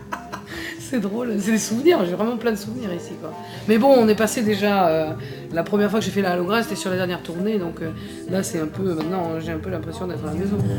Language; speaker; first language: French; native; French